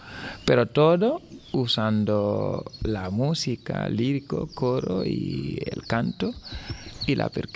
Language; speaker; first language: Spanish; non-native, fluent; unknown